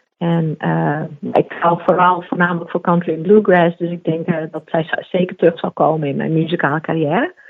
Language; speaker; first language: Dutch; non-native, local second language; Western Frisian